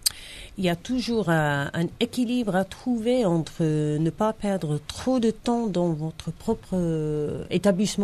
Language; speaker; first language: French; non-native, fluent; English